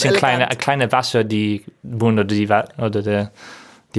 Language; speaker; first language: German; non-native, learner; English